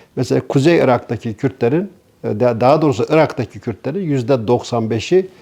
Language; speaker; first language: Turkish; native; Turkish